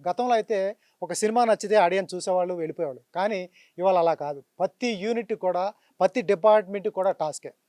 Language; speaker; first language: Telugu; native; Telugu